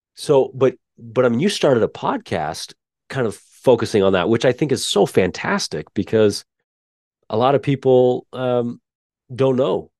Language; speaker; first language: English; native; English